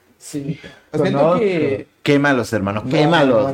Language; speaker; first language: Spanish; native; Spanish